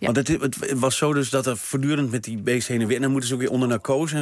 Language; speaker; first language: Dutch; native; Dutch